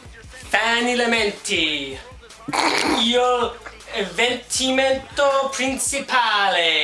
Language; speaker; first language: Italian; non-native, learner; English